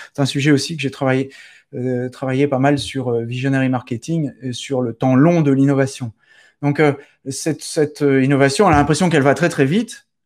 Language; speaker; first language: French; native; French